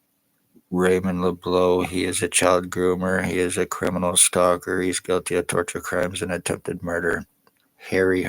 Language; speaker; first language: English; native; English